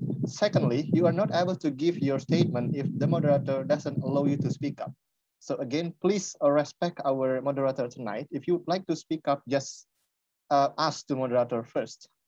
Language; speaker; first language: English; non-native, fluent; Indonesian